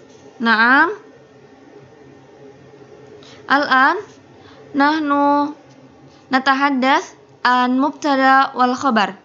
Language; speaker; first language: Arabic; non-native, fluent; Indonesian